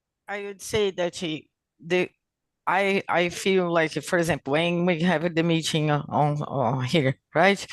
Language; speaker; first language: English; non-native, fluent; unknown